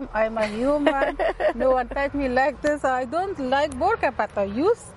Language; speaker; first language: English; non-native, learner; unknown